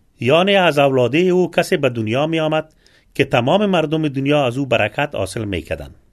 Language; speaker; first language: Persian; native; Persian